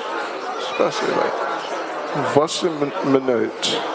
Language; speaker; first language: Russian; non-native, learner; English